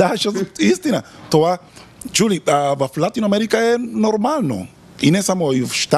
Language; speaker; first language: Bulgarian; non-native, learner; Spanish